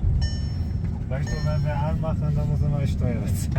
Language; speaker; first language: German; non-native, learner; Urdu